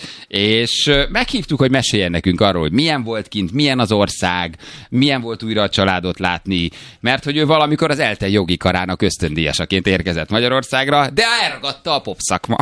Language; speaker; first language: Hungarian; native; Hungarian